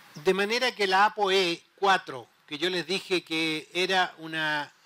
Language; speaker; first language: Spanish; native; Spanish